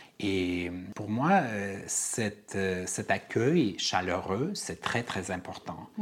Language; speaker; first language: French; non-native, fluent; Armenian